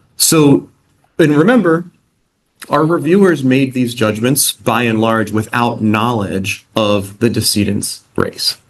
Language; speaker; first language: English; native; English